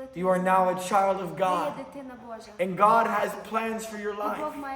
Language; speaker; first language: English; native; English